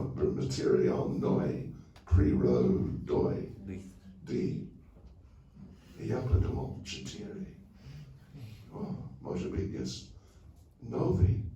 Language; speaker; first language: Russian; non-native, learner; English